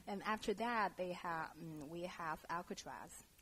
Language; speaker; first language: English; non-native, fluent; Chinese